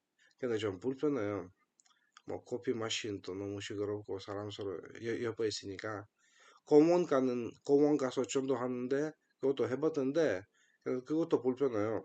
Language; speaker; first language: Korean; non-native, fluent; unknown